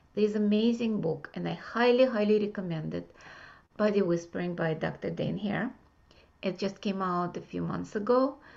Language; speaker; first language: English; non-native, fluent; Russian